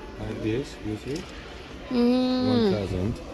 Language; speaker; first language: English; non-native, learner; Turkish